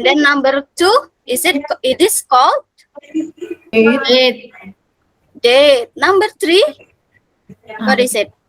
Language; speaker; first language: English; non-native, fluent; Indonesian